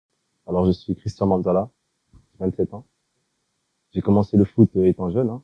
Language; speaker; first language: French; native; French